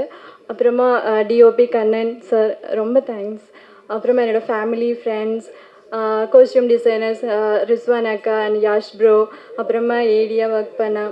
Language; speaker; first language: Tamil; non-native, learner; Malayalam